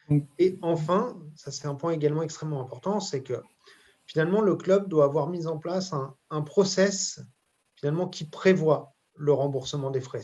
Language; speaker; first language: French; native; French